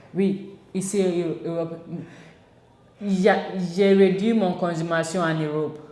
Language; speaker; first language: French; non-native, learner; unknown